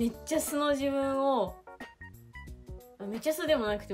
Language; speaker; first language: Japanese; native; Japanese